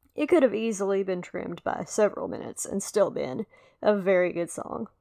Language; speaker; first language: English; native; English